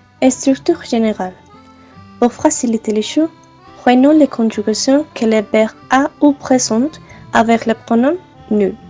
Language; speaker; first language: French; non-native, learner; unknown